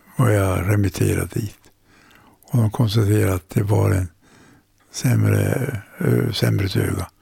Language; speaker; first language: Swedish; native; Swedish